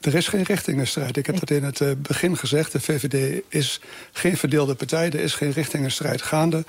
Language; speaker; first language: Dutch; native; Dutch